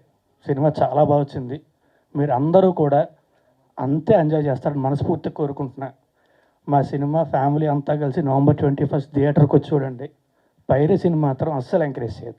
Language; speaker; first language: Telugu; native; Telugu